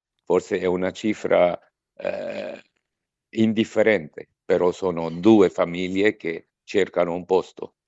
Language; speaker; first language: Italian; non-native, fluent; Arabic